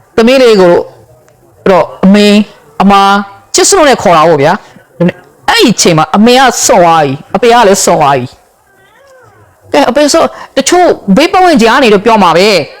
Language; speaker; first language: Burmese; non-native, local second language; Rohingya